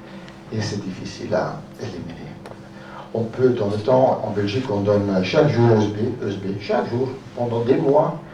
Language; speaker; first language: French; non-native, local second language; Dutch